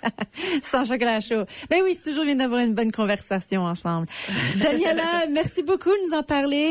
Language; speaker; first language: French; native; French